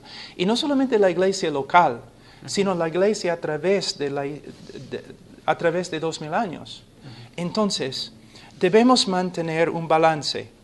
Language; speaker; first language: Spanish; non-native, fluent; English